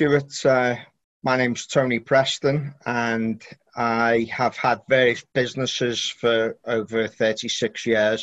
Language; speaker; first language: English; native; English